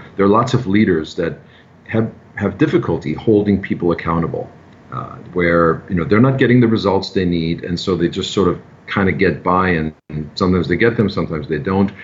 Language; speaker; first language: English; non-native, fluent; German